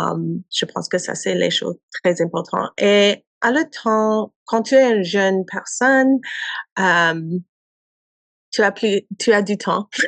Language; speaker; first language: French; non-native, learner; English